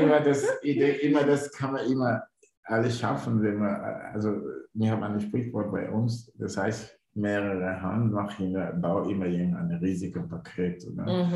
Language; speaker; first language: German; non-native, learner; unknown